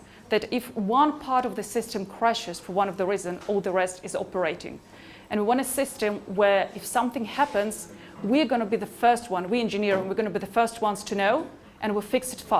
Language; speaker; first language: English; non-native, fluent; Hebrew